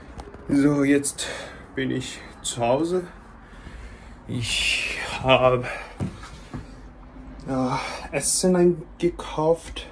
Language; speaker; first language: German; non-native, learner; Korean